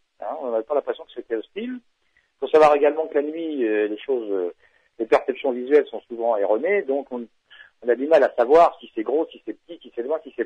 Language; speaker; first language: French; native; French